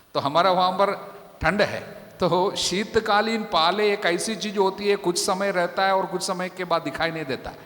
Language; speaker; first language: Hindi; non-native, local second language; Malayalam